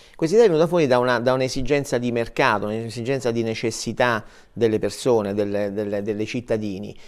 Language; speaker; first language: Italian; native; Italian